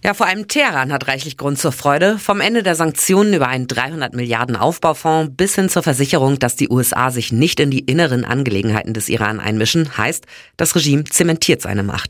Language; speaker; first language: German; native; German